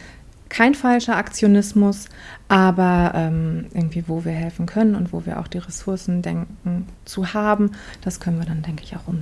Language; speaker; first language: German; native; German